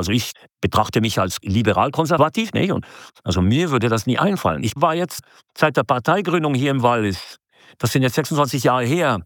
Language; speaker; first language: German; native; German